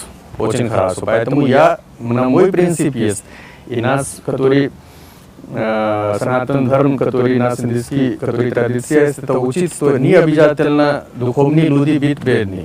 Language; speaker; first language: Russian; non-native, learner; Hindi